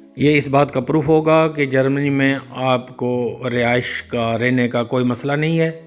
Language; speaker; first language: Urdu; native; Urdu